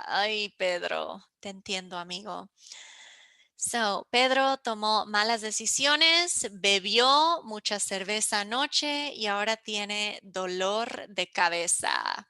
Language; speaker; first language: Spanish; early bilingual, heritage; English